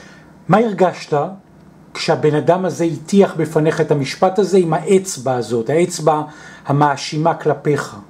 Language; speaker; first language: Hebrew; native; Hebrew